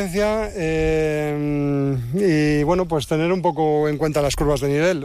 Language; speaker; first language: Spanish; native; Spanish